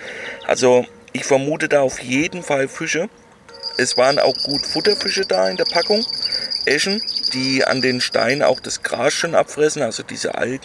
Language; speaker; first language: German; native; German